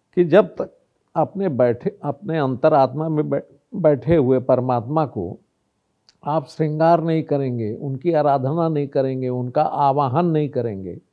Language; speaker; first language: Hindi; native; Hindi